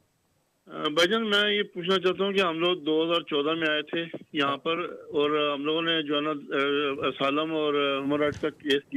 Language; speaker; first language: Hindi; native; Hindi